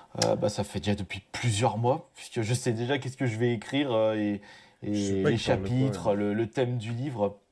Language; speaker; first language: French; native; French